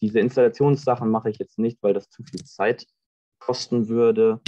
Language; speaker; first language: German; native; German